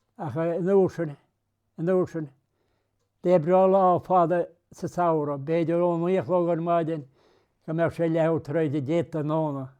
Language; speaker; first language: Irish; native; Irish